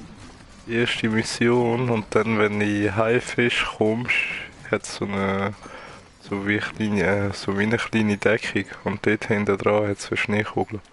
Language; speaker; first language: German; native; German